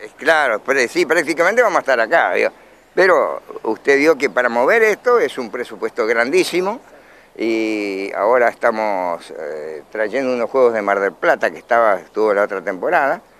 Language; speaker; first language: Spanish; native; Spanish